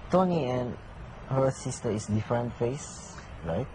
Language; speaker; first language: English; non-native, learner; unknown